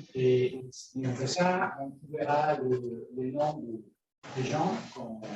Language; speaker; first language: French; non-native, fluent; Spanish